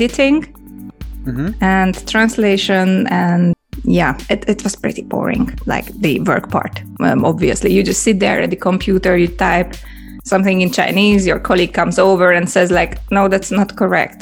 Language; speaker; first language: English; non-native, fluent; Hungarian